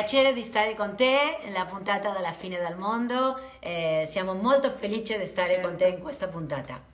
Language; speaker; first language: Italian; non-native, learner; Spanish